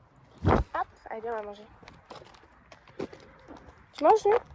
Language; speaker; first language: French; native; French